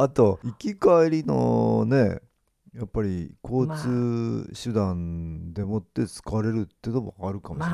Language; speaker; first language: Japanese; native; Japanese